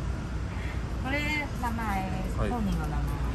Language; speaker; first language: Japanese; non-native, fluent; Chinese